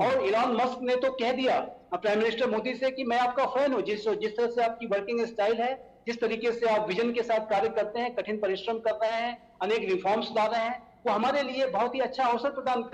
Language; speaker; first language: Hindi; native; Hindi